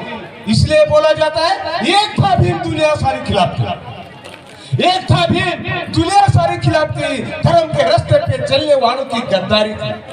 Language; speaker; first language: Hindi; native; Hindi